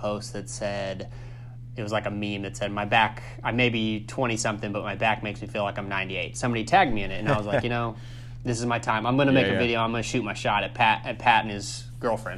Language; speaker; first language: English; native; English